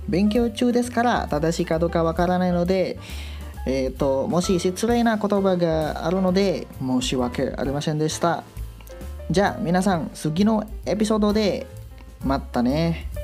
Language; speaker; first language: Japanese; non-native, learner; Indonesian